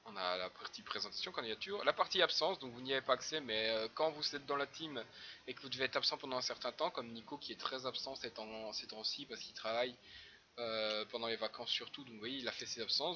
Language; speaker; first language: French; native; French